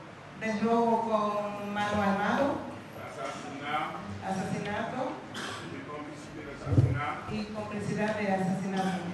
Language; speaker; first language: Spanish; non-native, fluent; Haitian Creole